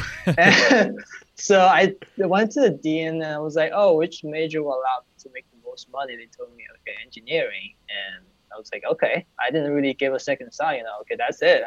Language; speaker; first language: English; non-native, fluent; Chinese